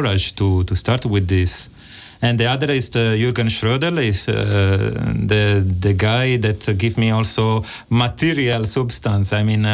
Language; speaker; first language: English; non-native, fluent; Italian